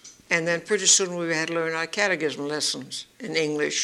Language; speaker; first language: English; early bilingual, other home language; Dutch